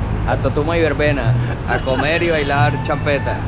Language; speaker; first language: Spanish; native; Spanish